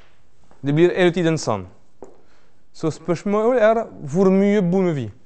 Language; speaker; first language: Norwegian; non-native, fluent; French